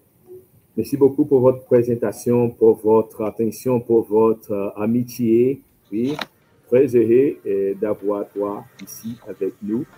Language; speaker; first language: French; non-native, learner; Portuguese